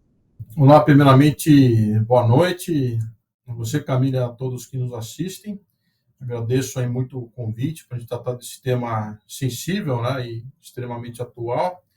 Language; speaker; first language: Portuguese; native; Portuguese